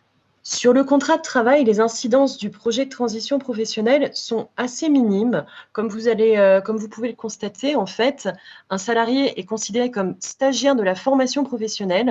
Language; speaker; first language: French; native; French